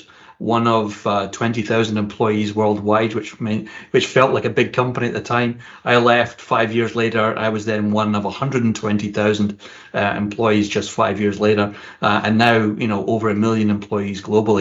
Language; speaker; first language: English; native; English